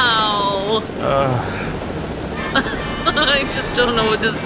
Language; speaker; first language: English; native; English